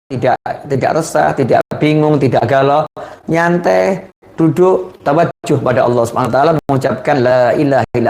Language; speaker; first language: Indonesian; native; Indonesian